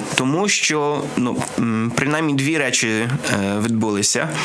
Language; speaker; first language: Ukrainian; non-native, learner; Polish